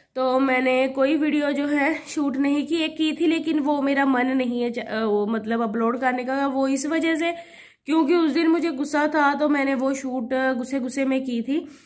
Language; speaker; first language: Hindi; native; Hindi